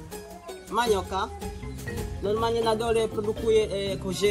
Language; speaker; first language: Polish; non-native, learner; Swahili